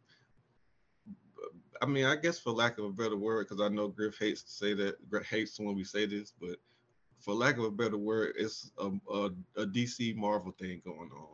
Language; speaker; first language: English; native; English